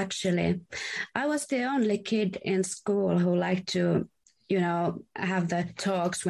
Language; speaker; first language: English; non-native, fluent; Finnish